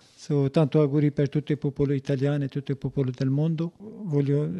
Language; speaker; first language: Italian; non-native, learner; Turkish